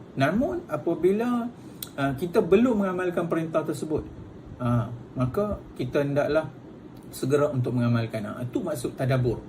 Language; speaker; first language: Malay; native; Malay